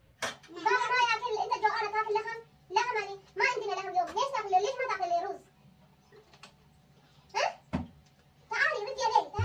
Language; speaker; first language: Arabic; non-native, learner; Oromo